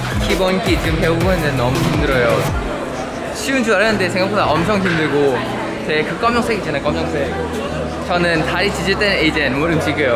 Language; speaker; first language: Korean; non-native, fluent; Thai